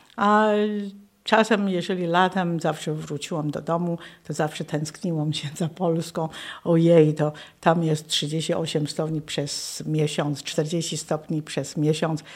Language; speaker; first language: Polish; non-native, fluent; Chinese